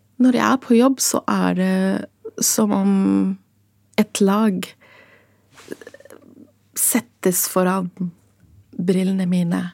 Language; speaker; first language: Norwegian; non-native, fluent; Arabic